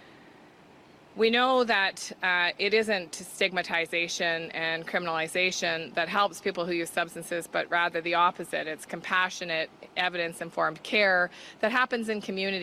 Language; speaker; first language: English; native; English